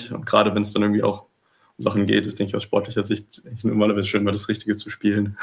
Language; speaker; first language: German; native; German